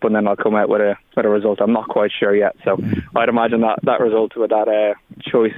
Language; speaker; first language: English; native; English